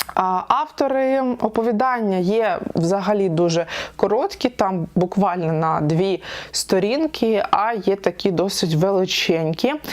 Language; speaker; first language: Ukrainian; native; Ukrainian